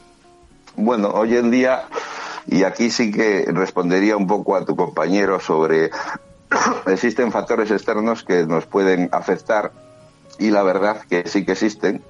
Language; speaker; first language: Spanish; native; Spanish